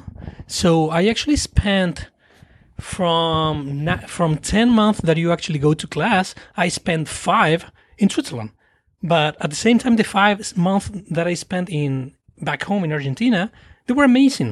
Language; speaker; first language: English; non-native, fluent; Spanish